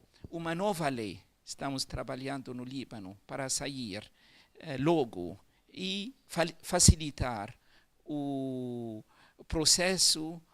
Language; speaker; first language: Portuguese; non-native, fluent; Arabic